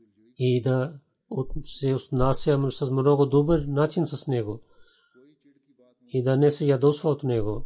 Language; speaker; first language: Bulgarian; non-native, fluent; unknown